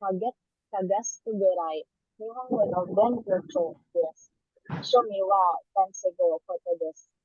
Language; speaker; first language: Japanese; non-native, learner; Filipino